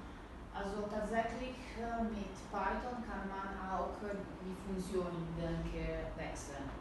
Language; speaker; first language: German; non-native, learner; Italian